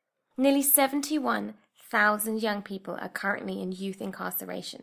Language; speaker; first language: English; native; English